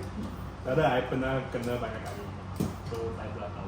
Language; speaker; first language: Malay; non-native, local second language; Chinese